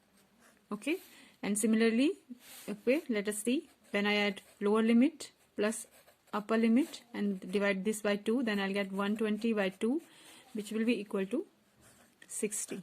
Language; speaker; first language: English; non-native, local second language; Hindi